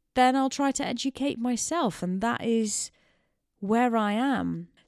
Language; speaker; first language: English; non-native, fluent; Dutch